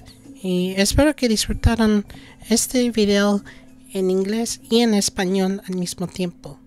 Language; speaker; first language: Spanish; early bilingual, heritage; Spanish